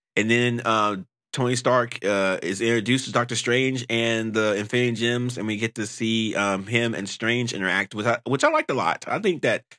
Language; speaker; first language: English; native; English